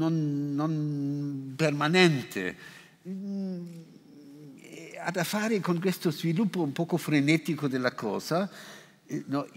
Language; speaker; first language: Italian; non-native, fluent; German